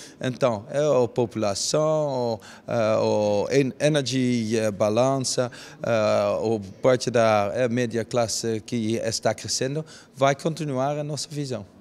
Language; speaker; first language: Portuguese; non-native, learner; Dutch